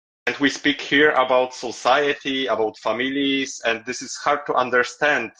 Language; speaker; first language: English; non-native, learner; Polish